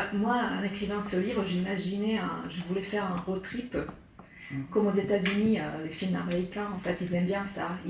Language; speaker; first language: French; non-native, fluent; Serbian